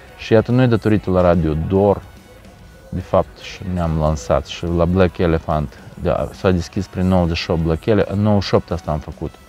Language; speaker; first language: Romanian; non-native, local second language; Russian